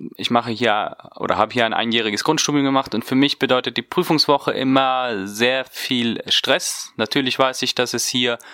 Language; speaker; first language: German; early bilingual, heritage; Spanish